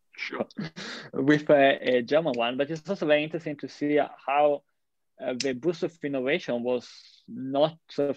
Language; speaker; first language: English; non-native, fluent; Italian